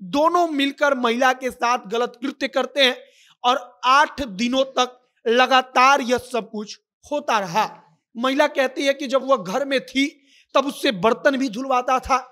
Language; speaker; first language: Hindi; native; Hindi